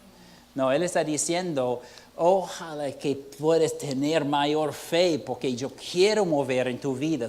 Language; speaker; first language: Spanish; non-native, fluent; English